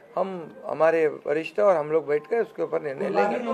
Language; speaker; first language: Hindi; non-native, local second language; Marathi